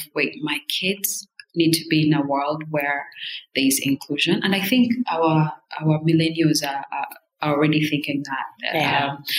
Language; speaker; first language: English; non-native, local second language; Kinyarwanda